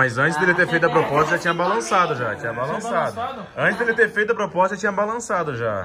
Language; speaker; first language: Portuguese; native; Portuguese